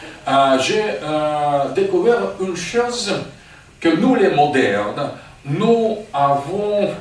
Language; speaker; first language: French; non-native, fluent; Russian